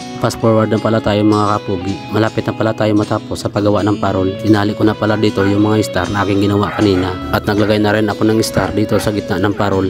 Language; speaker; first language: Filipino; non-native, local second language; Bikol